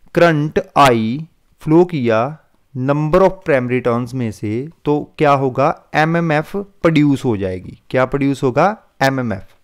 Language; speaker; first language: Hindi; non-native, local second language; Punjabi